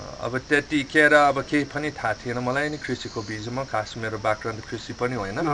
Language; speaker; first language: Nepali; non-native, fluent; English